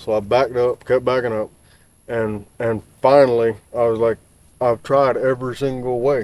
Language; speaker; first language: English; native; English